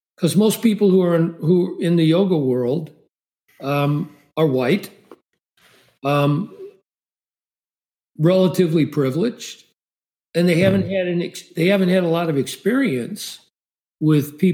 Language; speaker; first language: English; native; English